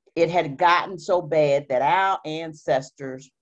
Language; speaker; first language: English; native; English